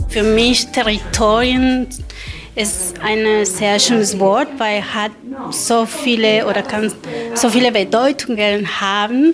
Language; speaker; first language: German; non-native, learner; Spanish